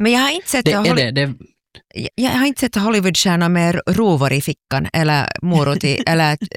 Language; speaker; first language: Swedish; native; Swedish